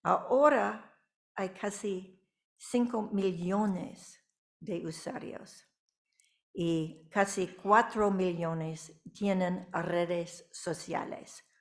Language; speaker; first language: Spanish; non-native, fluent; English